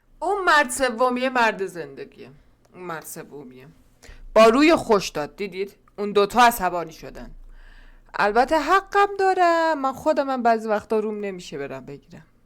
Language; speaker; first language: Persian; non-native, local second language; Azerbaijani